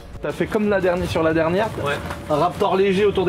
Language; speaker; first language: French; native; French